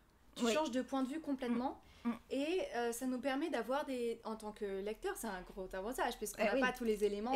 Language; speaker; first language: French; native; French